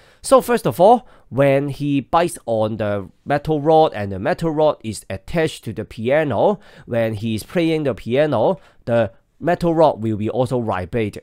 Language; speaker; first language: English; non-native, local second language; Cantonese